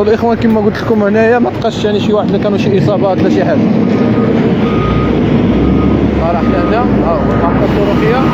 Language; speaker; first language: Arabic; native; Arabic